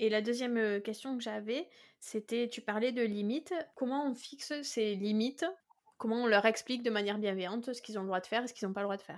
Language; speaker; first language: French; native; French